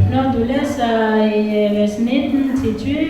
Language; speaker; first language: Danish; non-native, learner; Kinyarwanda